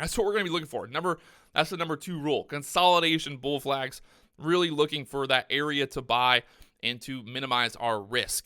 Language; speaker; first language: English; native; English